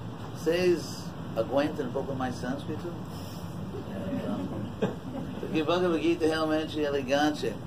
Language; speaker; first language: Portuguese; non-native, fluent; English